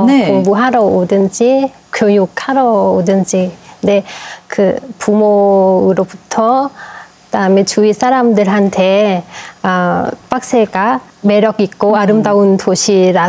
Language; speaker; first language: Korean; non-native, fluent; Lao